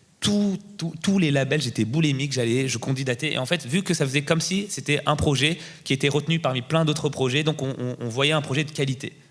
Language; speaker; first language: French; early bilingual, other home language; Tamil